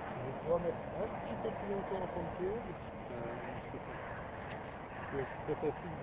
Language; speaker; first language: French; native; French